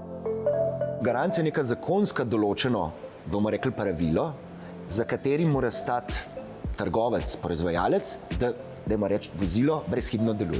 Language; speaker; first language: Slovenian; native; Slovenian